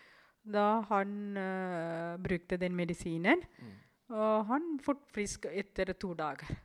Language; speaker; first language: Norwegian; non-native, fluent; Tamil